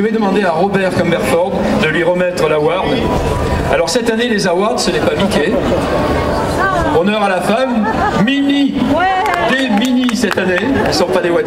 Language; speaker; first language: French; native; French